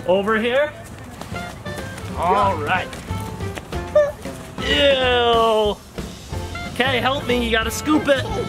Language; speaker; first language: English; native; English